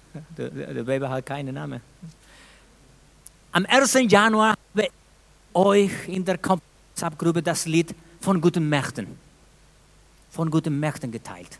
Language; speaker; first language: German; non-native, fluent; Spanish